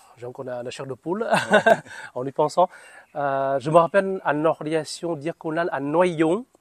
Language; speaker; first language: French; non-native, fluent; Vietnamese